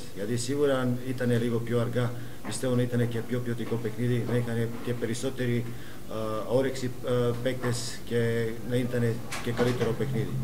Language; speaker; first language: Greek; non-native, fluent; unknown